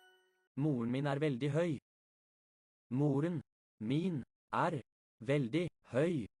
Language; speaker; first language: Norwegian; non-native, learner; English